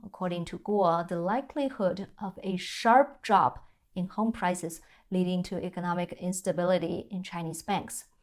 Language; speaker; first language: English; non-native, fluent; Chinese